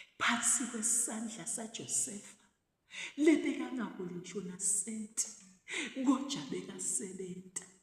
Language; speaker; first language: Zulu; non-native, local second language; Swati